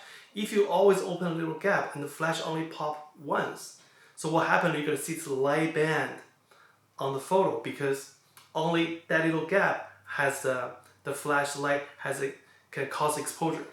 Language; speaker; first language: English; non-native, fluent; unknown